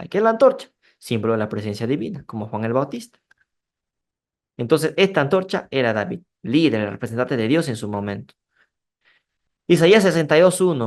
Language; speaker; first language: Spanish; native; Spanish